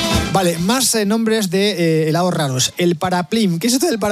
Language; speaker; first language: Spanish; native; Spanish